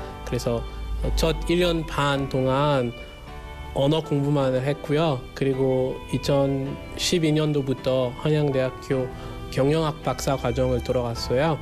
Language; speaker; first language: Korean; non-native, fluent; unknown